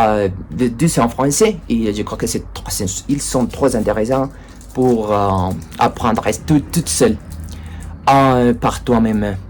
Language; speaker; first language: French; non-native, learner; Spanish